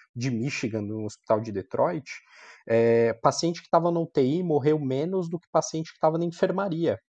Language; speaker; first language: Portuguese; native; Portuguese